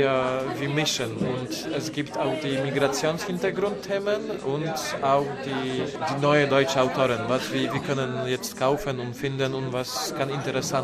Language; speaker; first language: German; non-native, learner; Polish